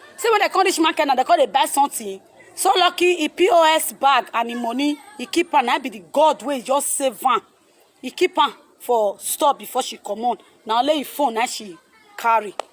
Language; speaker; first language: Nigerian Pidgin; non-native, local second language; Bini